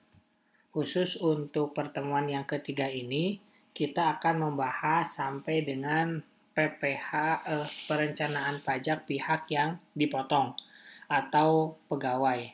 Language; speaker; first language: Indonesian; native; Indonesian